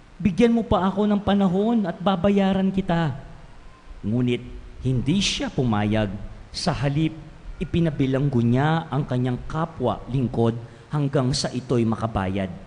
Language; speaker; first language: Filipino; non-native, local second language; Pampanga